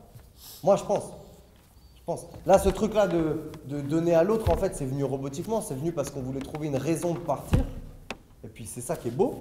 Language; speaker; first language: French; native; French